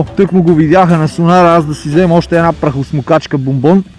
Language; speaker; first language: Bulgarian; native; Bulgarian